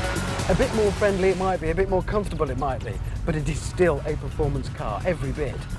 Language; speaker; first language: English; native; English